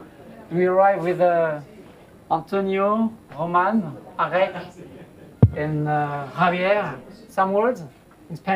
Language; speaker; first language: English; non-native, fluent; French